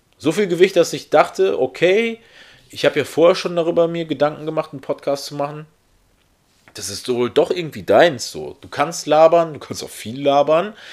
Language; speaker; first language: German; early bilingual, other home language; Russian